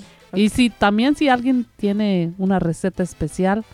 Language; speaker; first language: Spanish; native; Spanish